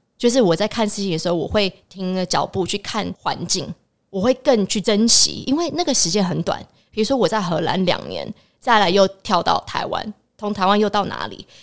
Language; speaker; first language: Chinese; early bilingual, heritage; Chinese